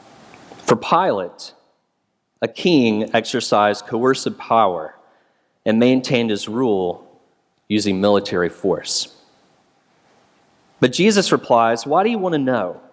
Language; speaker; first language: English; native; English